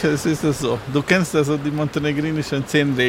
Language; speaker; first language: German; non-native, learner; Albanian